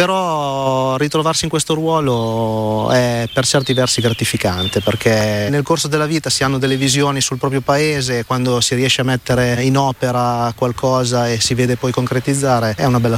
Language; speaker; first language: Italian; native; Italian